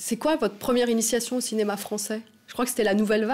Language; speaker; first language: French; native; French